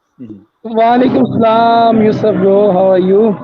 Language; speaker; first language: English; non-native, fluent; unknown